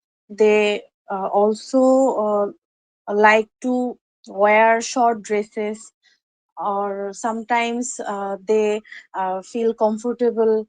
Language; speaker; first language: English; non-native, learner; Bangla